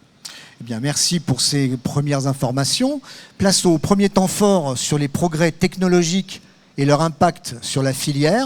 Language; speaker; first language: French; native; French